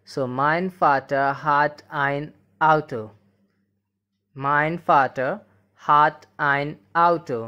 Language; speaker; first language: German; non-native, learner; Hindi